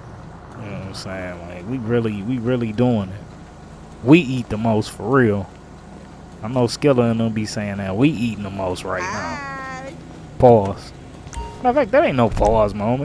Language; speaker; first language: English; native; English